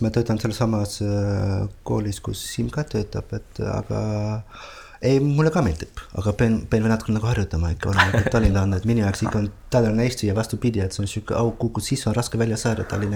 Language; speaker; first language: Estonian; non-native, fluent; Dutch